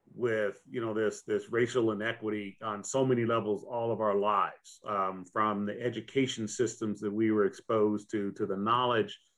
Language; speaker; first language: English; native; English